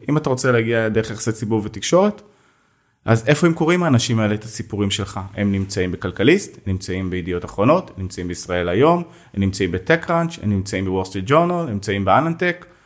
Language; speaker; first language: Hebrew; native; Hebrew